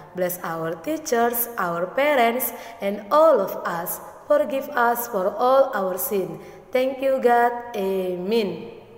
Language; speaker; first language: English; non-native, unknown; Indonesian